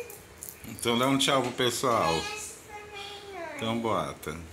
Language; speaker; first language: Portuguese; native; Portuguese